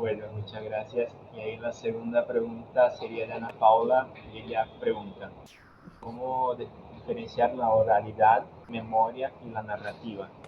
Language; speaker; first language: Spanish; non-native, fluent; Portuguese